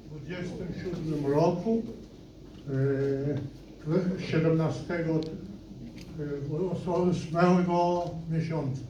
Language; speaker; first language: Polish; non-native, local second language; Yiddish